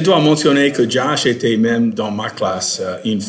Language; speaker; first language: French; non-native, fluent; English